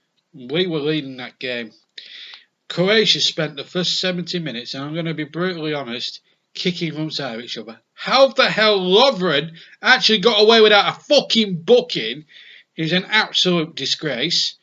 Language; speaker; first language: English; native; English